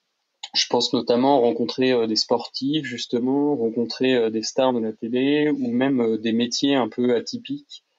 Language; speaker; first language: French; native; French